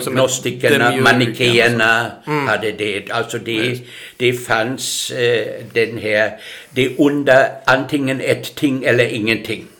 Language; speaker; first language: Swedish; non-native, fluent; German